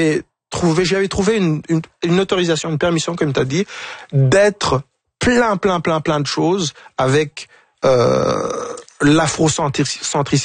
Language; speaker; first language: French; non-native, local second language; Kinyarwanda